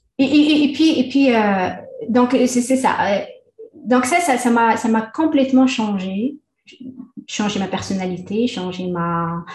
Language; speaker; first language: French; non-native, local second language; Arabic